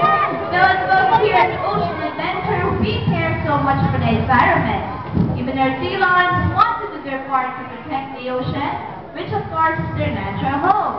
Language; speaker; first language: English; non-native, local second language; Filipino